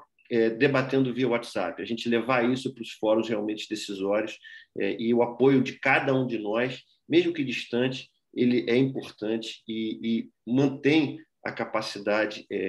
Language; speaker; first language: Portuguese; native; Portuguese